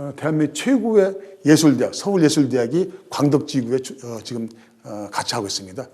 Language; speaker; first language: Korean; native; Korean